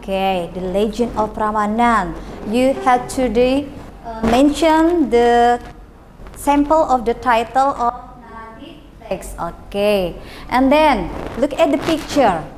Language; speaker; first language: English; non-native, learner; Indonesian